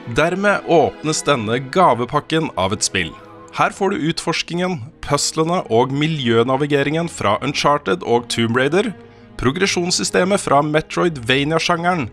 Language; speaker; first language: Norwegian; native; Norwegian